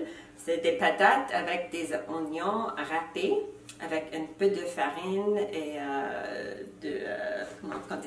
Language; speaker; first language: French; non-native, fluent; English